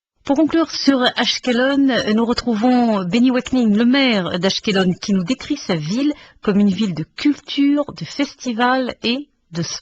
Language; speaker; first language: French; native; French